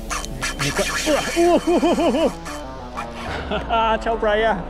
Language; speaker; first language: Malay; non-native, local second language; Chinese